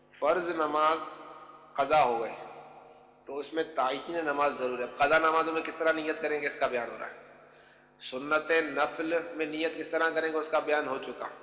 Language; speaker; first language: Urdu; native; Urdu